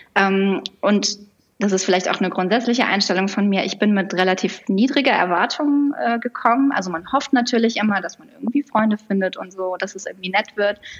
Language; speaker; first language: German; native; German